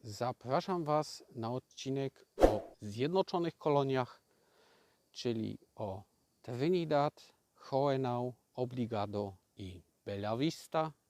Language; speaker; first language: Polish; native; Polish